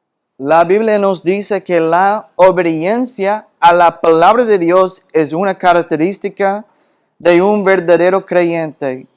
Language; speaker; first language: Spanish; non-native, fluent; English